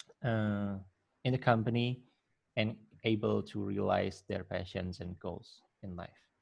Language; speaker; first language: English; non-native, fluent; Indonesian